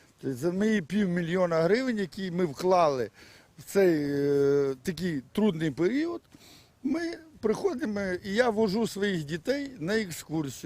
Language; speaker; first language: Ukrainian; native; Ukrainian